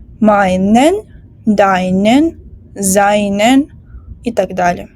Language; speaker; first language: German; non-native, fluent; Ukrainian